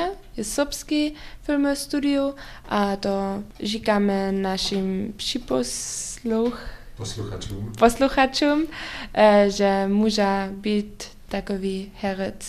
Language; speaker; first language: Czech; non-native, learner; Upper Sorbian